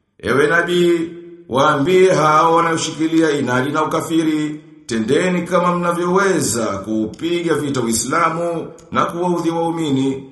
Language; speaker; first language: Swahili; native; Swahili